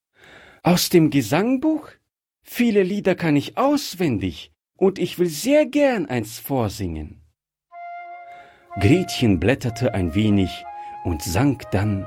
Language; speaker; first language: German; native; German